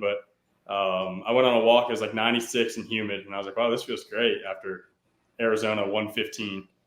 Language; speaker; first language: English; native; English